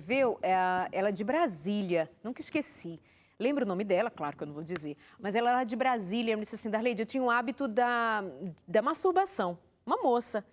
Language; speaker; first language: Portuguese; native; Portuguese